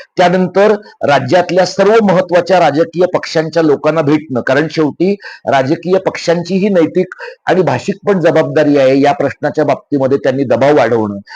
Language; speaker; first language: Marathi; native; Marathi